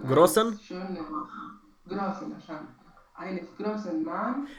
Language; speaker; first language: German; non-native, learner; Romanian